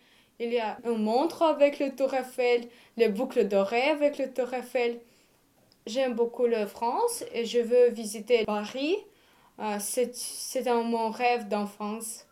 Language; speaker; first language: French; non-native, fluent; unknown